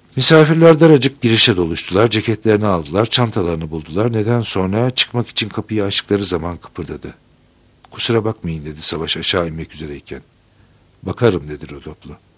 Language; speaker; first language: Turkish; native; Turkish